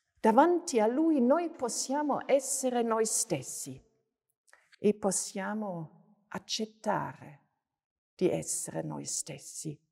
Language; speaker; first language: Italian; non-native, fluent; German